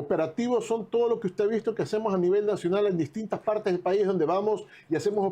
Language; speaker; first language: Spanish; native; Spanish